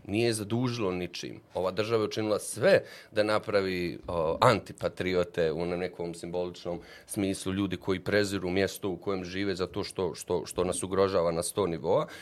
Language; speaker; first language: Bosnian; native; Bosnian